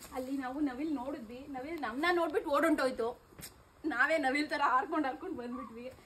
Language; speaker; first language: Kannada; native; Kannada